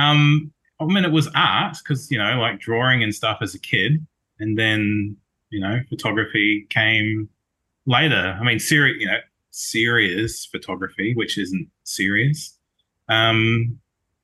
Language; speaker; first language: English; native; English